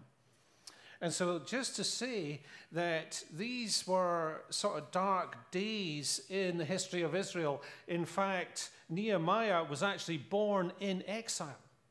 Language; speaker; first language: English; native; English